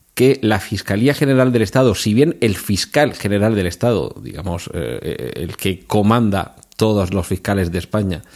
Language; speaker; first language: Spanish; native; Spanish